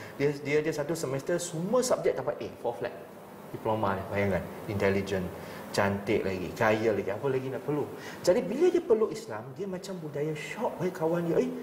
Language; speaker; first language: Malay; non-native, local second language; Chinese